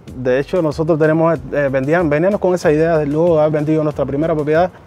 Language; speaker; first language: Spanish; native; Spanish